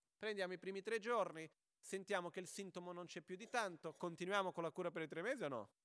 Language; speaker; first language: Italian; non-native, fluent; Portuguese